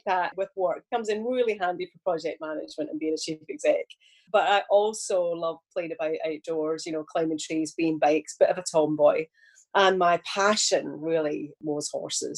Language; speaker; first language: English; native; English